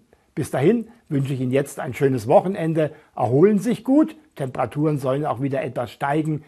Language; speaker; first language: German; native; German